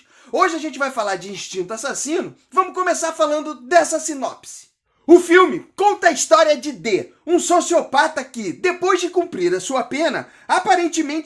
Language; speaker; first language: Portuguese; native; Portuguese